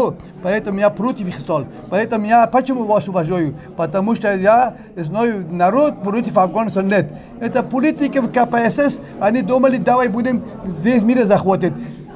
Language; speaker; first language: Russian; non-native, learner; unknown